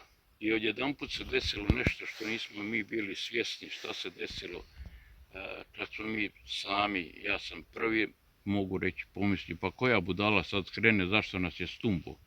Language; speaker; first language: Croatian; native; Croatian